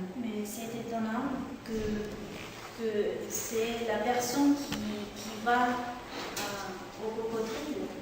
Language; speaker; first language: French; non-native, learner; Spanish